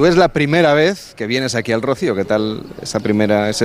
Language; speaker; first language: Spanish; native; Spanish